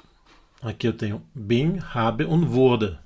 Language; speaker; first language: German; non-native, fluent; Portuguese